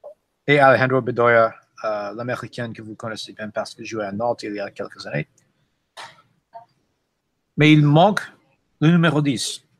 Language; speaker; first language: French; non-native, fluent; English